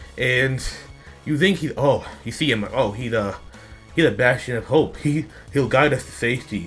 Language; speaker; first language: English; native; English